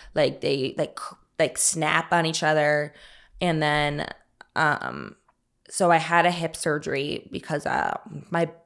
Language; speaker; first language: English; native; English